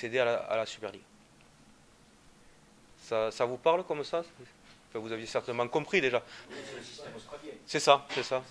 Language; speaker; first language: French; native; French